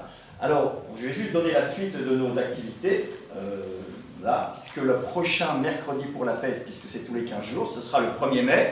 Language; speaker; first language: French; native; French